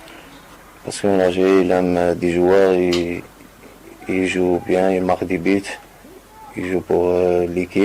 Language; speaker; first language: French; non-native, learner; Arabic